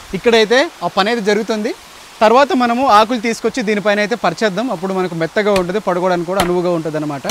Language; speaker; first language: Telugu; non-native, local second language; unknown